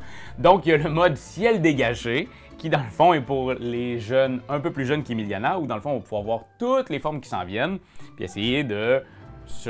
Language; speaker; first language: French; native; French